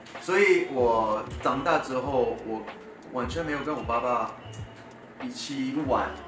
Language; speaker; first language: Chinese; non-native, fluent; French